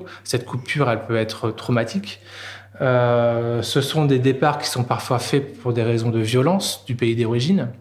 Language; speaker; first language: French; native; French